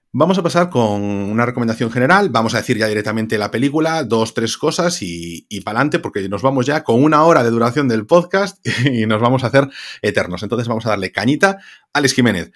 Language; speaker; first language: Spanish; native; Spanish